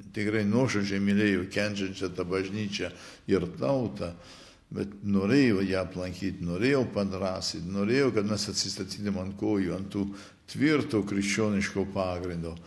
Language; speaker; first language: Lithuanian; early bilingual, heritage; Lithuanian